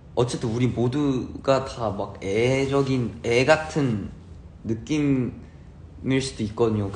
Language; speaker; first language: Korean; early bilingual, heritage; Korean